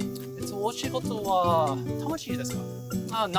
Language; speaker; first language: Japanese; non-native, learner; English